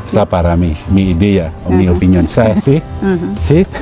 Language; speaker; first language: Spanish; non-native, learner; Filipino